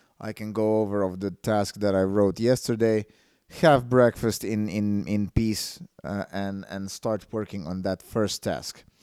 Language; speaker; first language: English; non-native, fluent; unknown